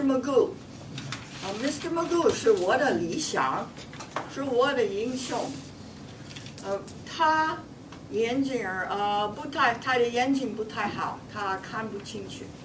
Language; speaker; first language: Chinese; non-native, fluent; English